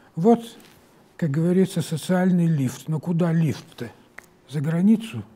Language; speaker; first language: Russian; native; Russian